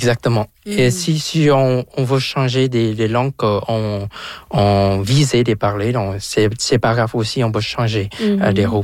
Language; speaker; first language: French; non-native, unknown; Vietnamese